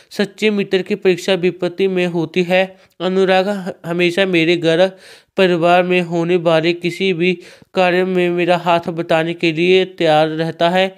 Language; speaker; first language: Hindi; non-native, local second language; Punjabi